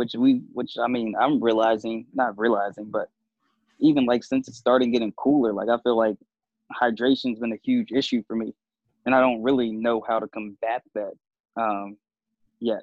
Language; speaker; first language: English; native; English